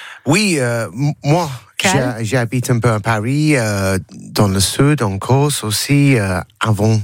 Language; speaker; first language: French; non-native, learner; English